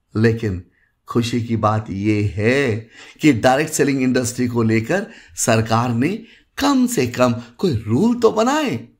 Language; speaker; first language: Hindi; native; Hindi